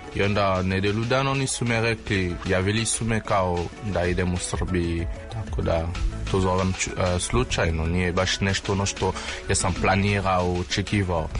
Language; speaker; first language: Serbian; non-native, learner; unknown